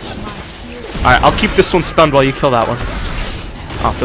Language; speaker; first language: English; native; English